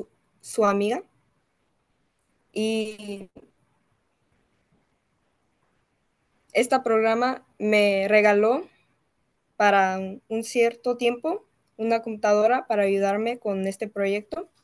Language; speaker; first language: Spanish; early bilingual, heritage; Spanish